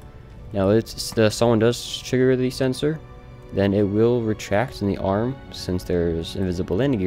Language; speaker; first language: English; native; English